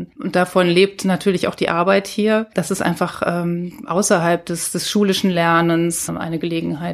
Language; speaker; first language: German; native; German